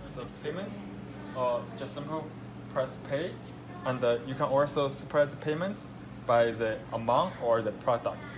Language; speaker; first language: English; non-native, learner; Chinese